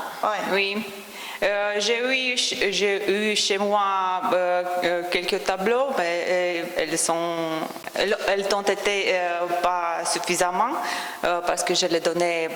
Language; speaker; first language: French; non-native, fluent; Romanian